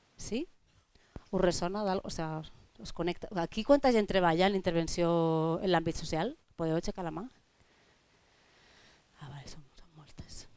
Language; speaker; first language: Catalan; non-native, local second language; Spanish